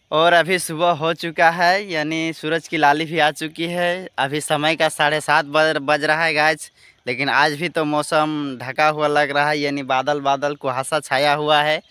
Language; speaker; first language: Hindi; native; Hindi